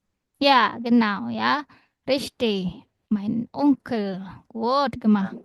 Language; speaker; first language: German; non-native, fluent; Indonesian